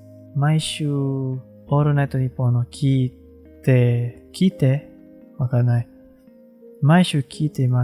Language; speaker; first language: Japanese; non-native, learner; Malay